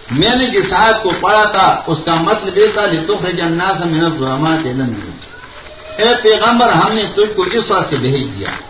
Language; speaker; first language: Urdu; non-native, local second language; Pashto